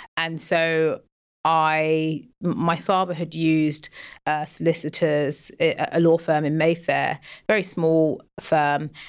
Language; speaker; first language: English; native; English